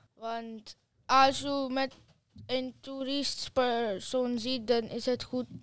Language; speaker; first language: Dutch; early bilingual, other home language; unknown